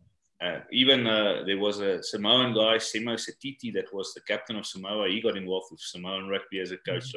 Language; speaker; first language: English; non-native, local second language; Afrikaans